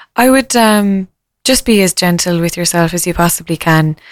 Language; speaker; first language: English; native; English